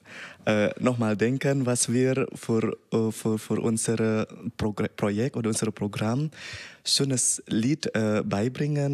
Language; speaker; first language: German; non-native, learner; Indonesian